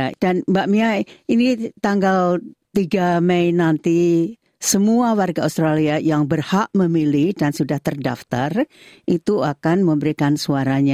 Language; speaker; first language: Indonesian; native; Indonesian